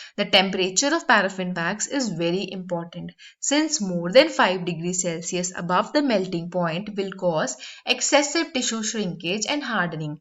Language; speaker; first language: English; non-native, local second language; Punjabi